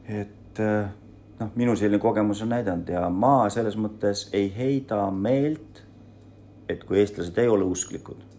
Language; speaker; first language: Estonian; early bilingual, other home language; Russian